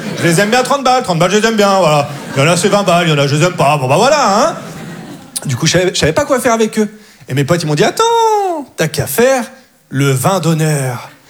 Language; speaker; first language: French; native; French